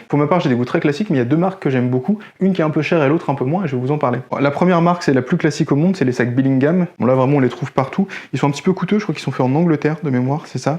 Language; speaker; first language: French; native; French